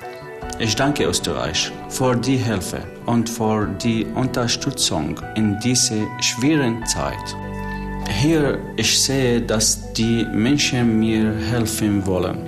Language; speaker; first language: German; non-native, learner; Arabic